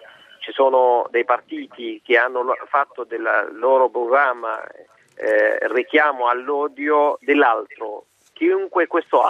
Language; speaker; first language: Italian; non-native, fluent; Arabic